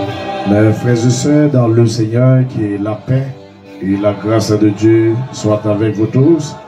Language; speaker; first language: French; non-native, local second language; Haitian Creole